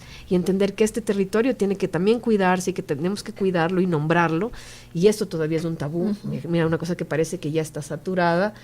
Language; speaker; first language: Spanish; native; Spanish